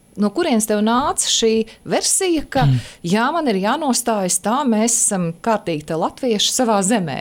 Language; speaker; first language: Latvian; native; Latvian